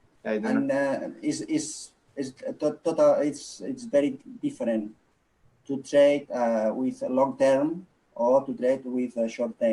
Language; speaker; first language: English; non-native, local second language; Catalan